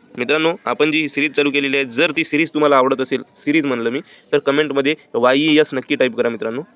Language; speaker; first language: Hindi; non-native, local second language; Marathi